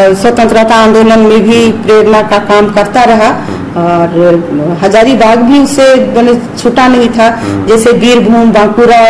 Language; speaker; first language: Hindi; non-native, local second language; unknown